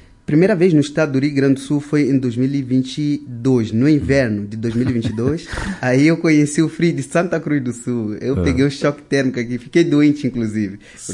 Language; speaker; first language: Portuguese; non-native, local second language; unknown